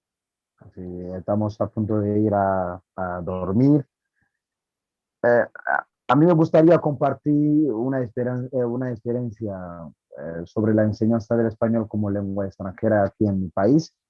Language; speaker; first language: Spanish; non-native, fluent; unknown